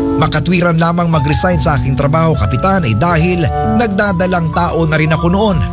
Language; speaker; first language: Filipino; non-native, local second language; Cebuano